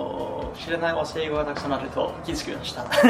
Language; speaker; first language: Japanese; non-native, fluent; English